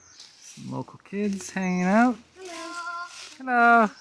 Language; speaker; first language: English; native; English